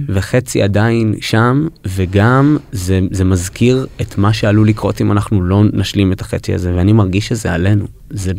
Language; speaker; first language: Hebrew; early bilingual, heritage; Hebrew